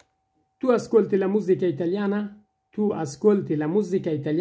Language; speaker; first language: Italian; non-native, fluent; Persian